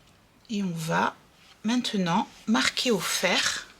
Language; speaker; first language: French; native; French